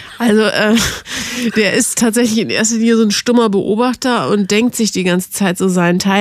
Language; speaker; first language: German; native; German